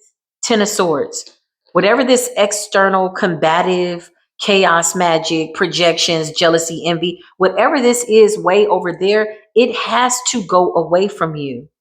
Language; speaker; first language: English; native; English